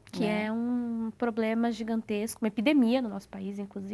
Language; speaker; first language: Portuguese; native; Portuguese